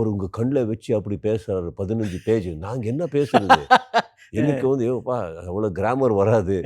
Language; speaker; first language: Tamil; non-native, learner; Kannada